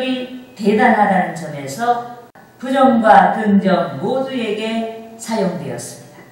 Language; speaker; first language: Korean; native; Korean